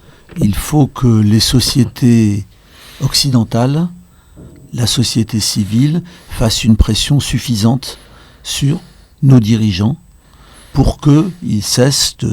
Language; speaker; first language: French; native; French